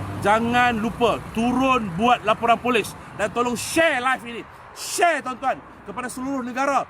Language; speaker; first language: Malay; native; Malay